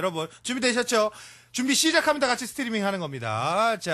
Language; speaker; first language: Korean; native; Korean